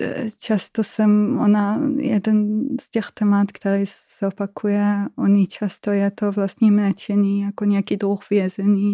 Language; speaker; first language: Czech; non-native, fluent; Hebrew